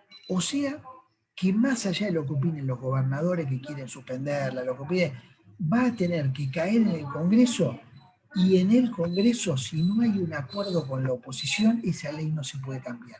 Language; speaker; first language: Spanish; native; Spanish